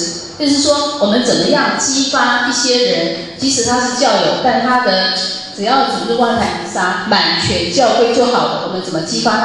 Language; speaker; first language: Chinese; native; Chinese